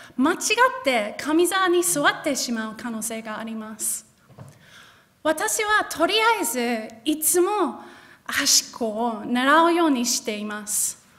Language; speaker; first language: Japanese; non-native, fluent; English